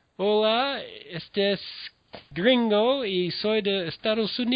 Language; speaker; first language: Spanish; non-native, learner; English